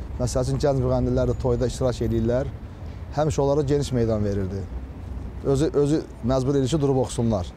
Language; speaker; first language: Azerbaijani; native; Azerbaijani